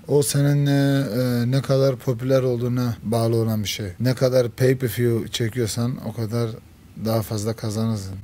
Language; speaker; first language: Turkish; early bilingual, heritage; Turkish